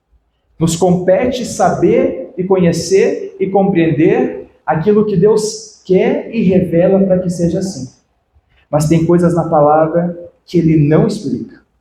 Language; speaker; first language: Portuguese; native; Portuguese